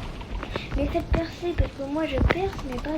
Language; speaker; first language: French; native; French